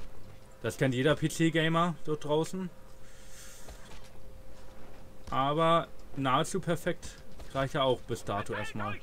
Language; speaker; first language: German; native; German